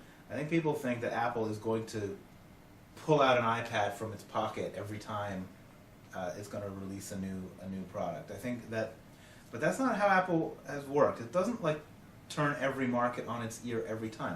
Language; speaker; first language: English; native; English